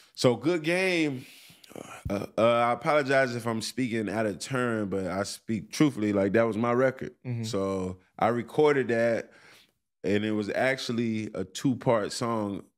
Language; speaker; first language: English; native; English